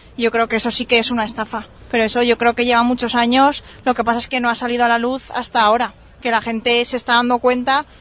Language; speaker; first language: Spanish; native; Spanish